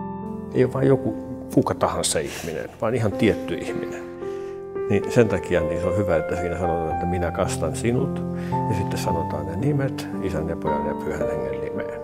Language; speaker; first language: Finnish; native; Finnish